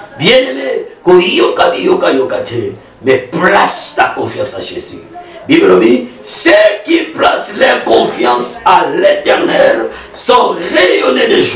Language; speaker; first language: French; non-native, local second language; Lingala